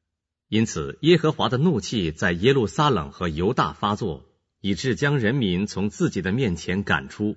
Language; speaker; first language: Chinese; native; Chinese